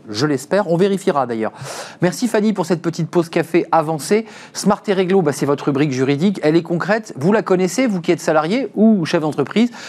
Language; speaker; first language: French; native; French